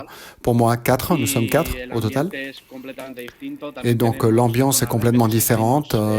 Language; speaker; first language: French; non-native, fluent; Spanish